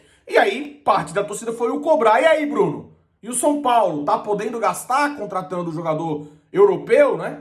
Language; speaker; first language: Portuguese; native; Portuguese